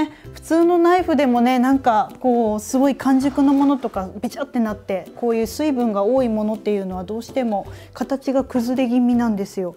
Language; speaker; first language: Japanese; native; Japanese